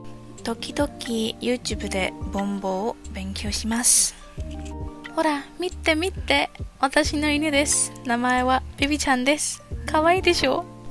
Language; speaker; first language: Japanese; non-native, learner; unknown